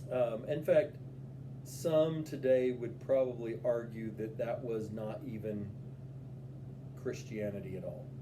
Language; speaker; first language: English; native; English